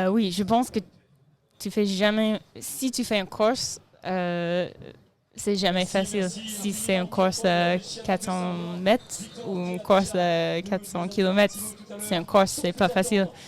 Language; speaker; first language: French; non-native, learner; English